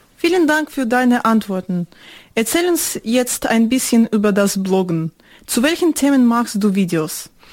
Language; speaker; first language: German; non-native, fluent; Ukrainian